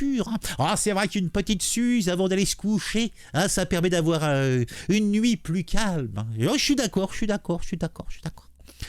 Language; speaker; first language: French; native; French